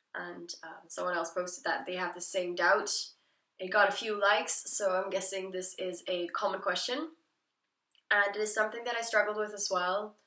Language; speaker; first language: English; non-native, fluent; Dutch